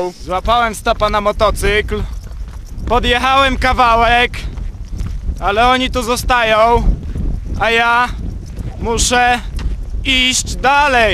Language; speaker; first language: Polish; native; Polish